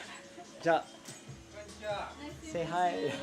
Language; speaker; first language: Japanese; non-native, learner; English